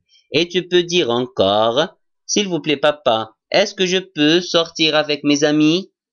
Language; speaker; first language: French; non-native, fluent; Arabic